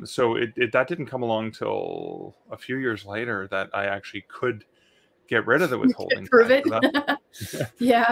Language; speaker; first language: English; native; English